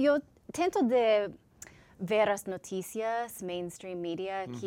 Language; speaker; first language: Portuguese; non-native, learner; English